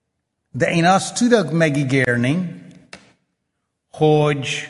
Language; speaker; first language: Hungarian; early bilingual, heritage; Hungarian